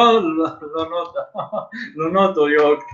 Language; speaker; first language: Spanish; non-native, fluent; Arabic